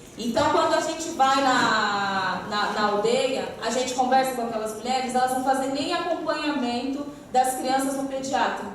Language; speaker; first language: Portuguese; native; Portuguese